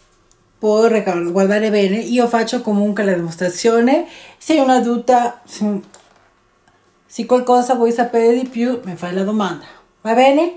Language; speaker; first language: Italian; non-native, learner; Spanish